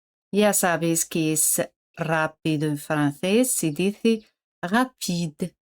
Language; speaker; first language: Spanish; non-native, fluent; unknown